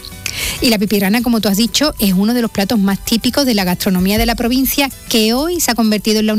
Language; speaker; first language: Spanish; native; Spanish